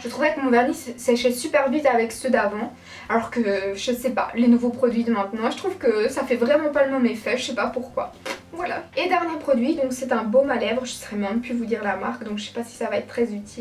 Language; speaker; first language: French; native; French